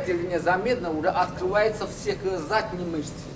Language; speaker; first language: Russian; non-native, learner; Chinese